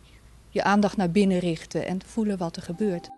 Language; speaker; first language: Dutch; native; Dutch